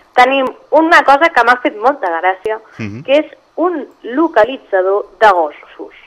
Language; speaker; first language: Catalan; native; Catalan